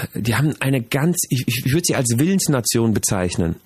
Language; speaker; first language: German; native; German